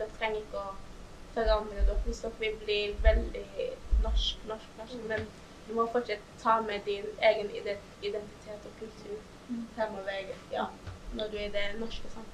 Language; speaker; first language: Norwegian; early bilingual, other home language; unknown